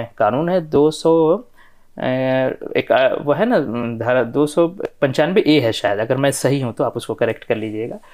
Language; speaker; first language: Hindi; non-native, local second language; Bhojpuri